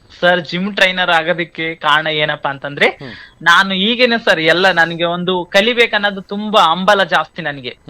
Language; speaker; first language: Kannada; native; Kannada